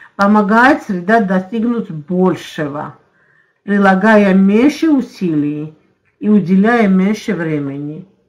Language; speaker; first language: Russian; non-native, local second language; Azerbaijani